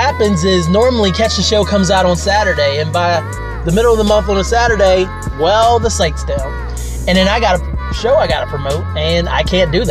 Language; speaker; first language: English; native; English